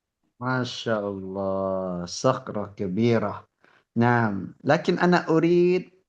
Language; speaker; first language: Arabic; non-native, fluent; Indonesian